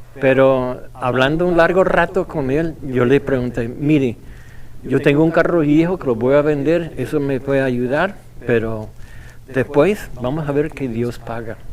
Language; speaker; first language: Spanish; non-native, fluent; English